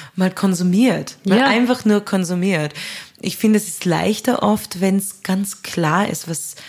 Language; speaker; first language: German; native; German